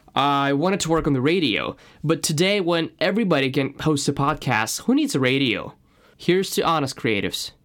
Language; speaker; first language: English; non-native, fluent; Russian